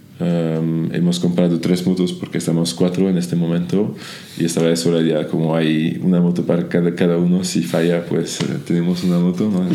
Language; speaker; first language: Spanish; non-native, fluent; French